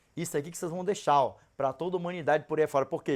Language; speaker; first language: Portuguese; native; Portuguese